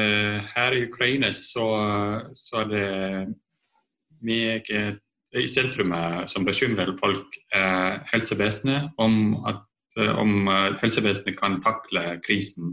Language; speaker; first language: Norwegian; non-native, fluent; Estonian